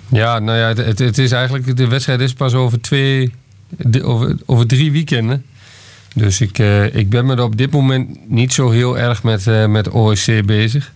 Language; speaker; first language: Dutch; native; Dutch